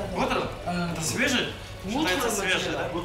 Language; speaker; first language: Russian; non-native, local second language; Kyrgyz